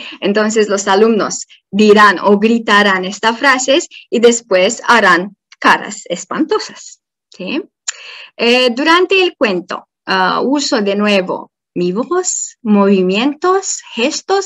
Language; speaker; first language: Spanish; non-native, fluent; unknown